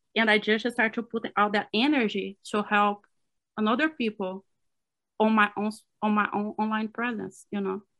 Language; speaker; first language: English; non-native, fluent; Portuguese